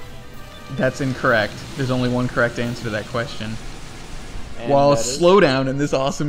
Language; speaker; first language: English; native; English